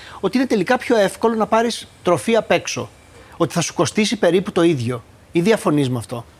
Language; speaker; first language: Greek; native; Greek